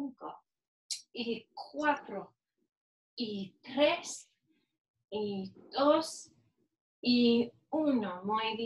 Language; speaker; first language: Spanish; non-native, learner; English